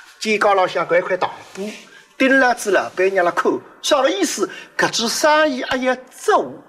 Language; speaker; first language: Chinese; native; Chinese